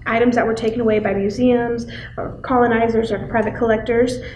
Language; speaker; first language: English; native; English